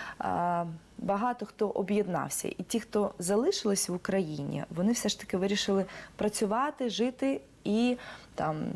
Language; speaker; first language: Ukrainian; non-native, local second language; Russian